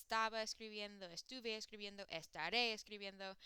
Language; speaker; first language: Spanish; non-native, fluent; English